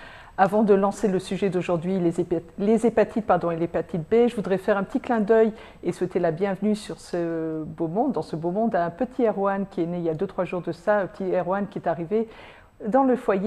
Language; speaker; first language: French; native; French